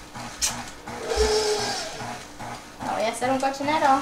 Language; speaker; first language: Spanish; early bilingual, heritage; Spanish